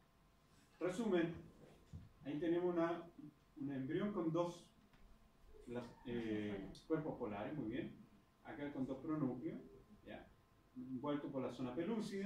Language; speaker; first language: Spanish; native; Spanish